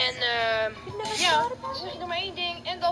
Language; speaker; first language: Dutch; native; Dutch